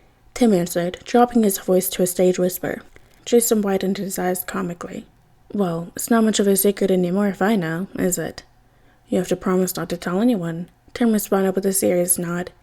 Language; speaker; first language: English; native; English